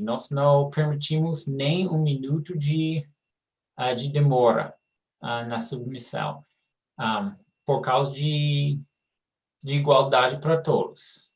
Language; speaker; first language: Portuguese; non-native, fluent; English